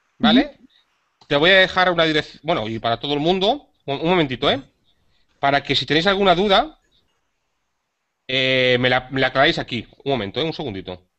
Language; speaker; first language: Spanish; native; Spanish